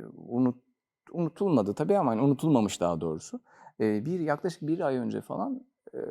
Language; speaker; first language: Turkish; native; Turkish